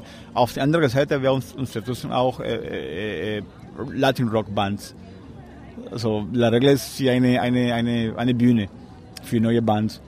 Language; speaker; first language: German; non-native, learner; Spanish